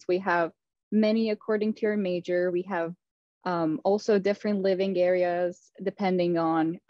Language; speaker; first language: English; non-native, fluent; Turkish